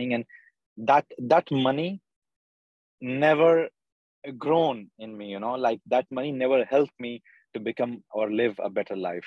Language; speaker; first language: English; non-native, local second language; Urdu